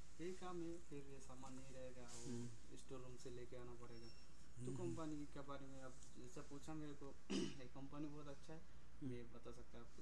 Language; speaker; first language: Hindi; non-native, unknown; Bangla